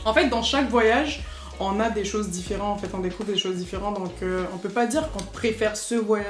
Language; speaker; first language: French; native; French